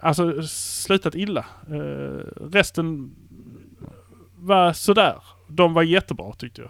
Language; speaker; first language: Swedish; native; Swedish